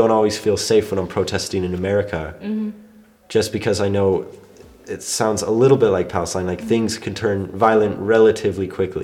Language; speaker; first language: English; native; English